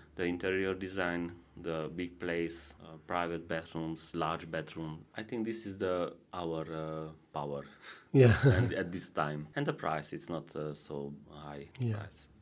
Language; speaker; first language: English; non-native, learner; Hungarian